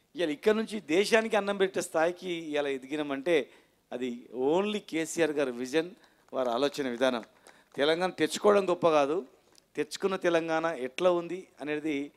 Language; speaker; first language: Telugu; native; Telugu